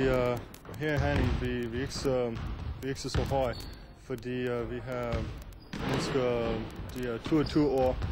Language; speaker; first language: Danish; non-native, learner; English